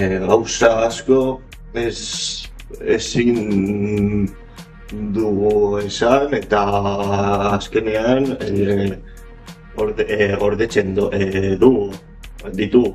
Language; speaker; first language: Basque; non-native, learner; Spanish